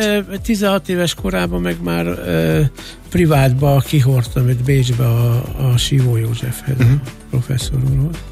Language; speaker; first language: Hungarian; native; Hungarian